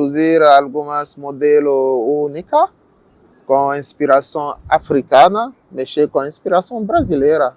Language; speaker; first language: Portuguese; non-native, learner; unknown